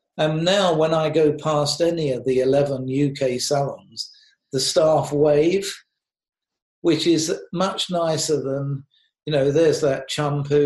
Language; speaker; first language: English; native; English